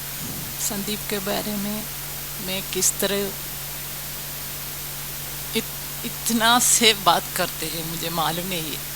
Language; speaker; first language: Hindi; non-native, local second language; Malayalam